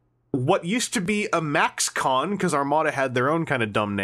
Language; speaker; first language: English; native; English